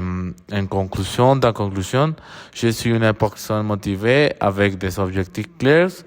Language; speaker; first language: French; non-native, learner; Spanish